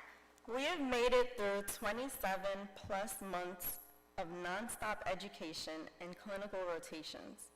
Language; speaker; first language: English; native; English